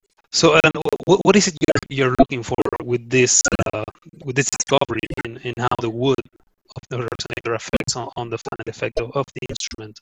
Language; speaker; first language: English; non-native, fluent; Spanish